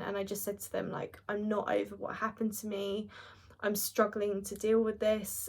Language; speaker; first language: English; native; English